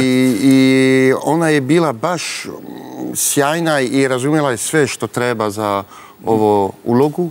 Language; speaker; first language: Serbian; early bilingual, heritage; French